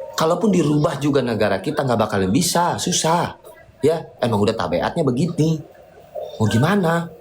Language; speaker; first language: Indonesian; native; Indonesian